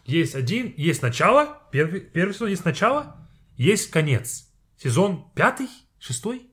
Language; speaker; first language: Russian; non-native, fluent; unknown